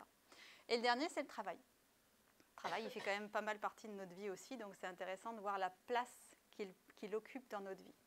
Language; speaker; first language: French; native; French